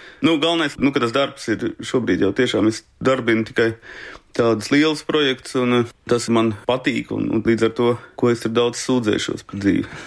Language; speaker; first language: Latvian; native; Latvian